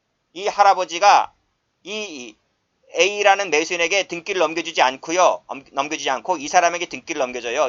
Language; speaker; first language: Korean; native; Korean